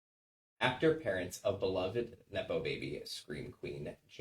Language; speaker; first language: English; native; English